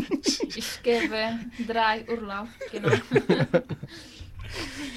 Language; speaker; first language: German; non-native, learner; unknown